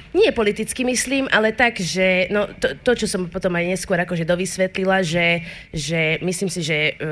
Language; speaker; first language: Slovak; non-native, local second language; Hungarian